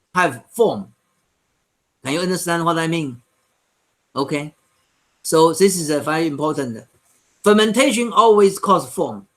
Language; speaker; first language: English; non-native, learner; Chinese